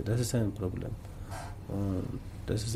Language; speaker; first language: German; non-native, learner; Tamasheq